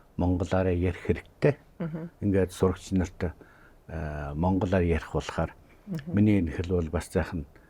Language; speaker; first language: Mongolian; native; Mongolian